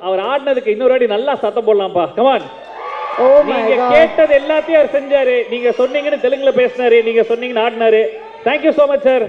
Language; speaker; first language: Tamil; native; Tamil